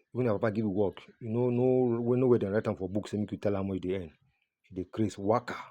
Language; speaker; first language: Nigerian Pidgin; non-native, local second language; Yoruba